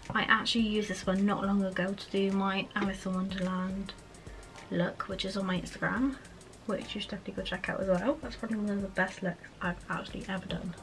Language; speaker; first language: English; native; English